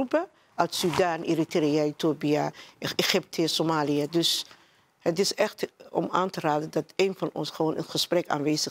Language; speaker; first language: Dutch; non-native, learner; Somali